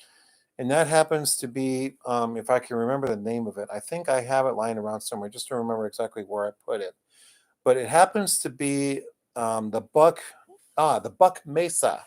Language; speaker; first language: English; native; English